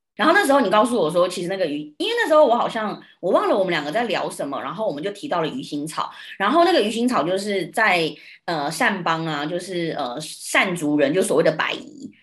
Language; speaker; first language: Chinese; early bilingual, other home language; Burmese